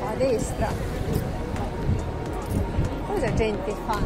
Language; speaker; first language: Italian; non-native, learner; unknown